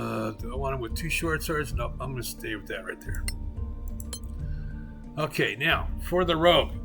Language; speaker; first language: English; native; English